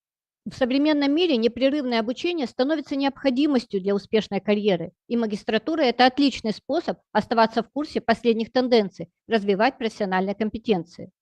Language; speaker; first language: Russian; native; Russian